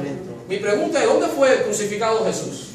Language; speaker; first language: Spanish; native; Spanish